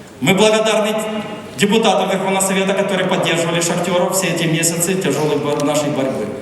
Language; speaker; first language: Russian; non-native, local second language; Ukrainian